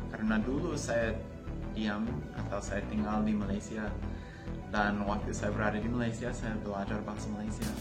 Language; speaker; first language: Indonesian; non-native, fluent; English